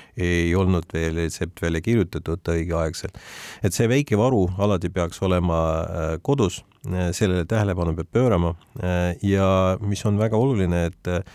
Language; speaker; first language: Estonian; native; Estonian